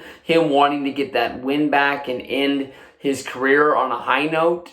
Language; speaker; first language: English; native; English